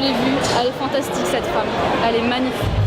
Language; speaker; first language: French; native; French